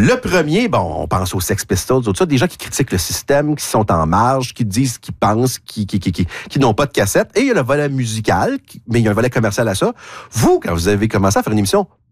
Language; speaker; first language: French; native; French